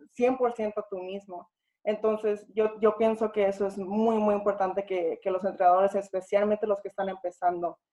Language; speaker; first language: Spanish; early bilingual, other home language; English